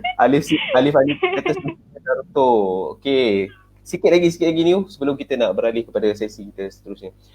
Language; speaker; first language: Malay; native; Malay